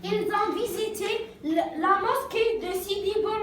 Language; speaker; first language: French; non-native, learner; Arabic